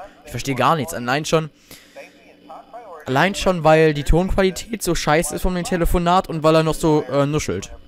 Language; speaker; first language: German; native; German